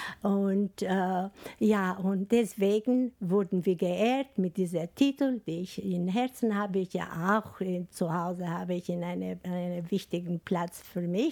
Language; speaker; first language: German; non-native, fluent; Albanian